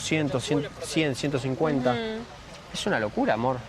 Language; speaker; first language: Spanish; native; Spanish